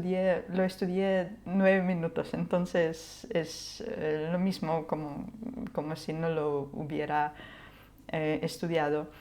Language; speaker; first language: Spanish; non-native, fluent; Ukrainian